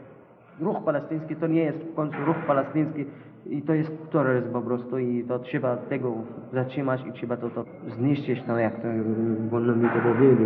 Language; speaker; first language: Polish; non-native, learner; Arabic